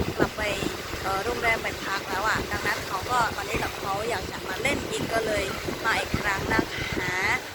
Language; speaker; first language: Thai; non-native, fluent; Khmer